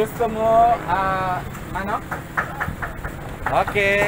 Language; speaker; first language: Filipino; non-native, learner; English